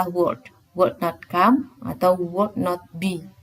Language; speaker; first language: English; non-native, fluent; Indonesian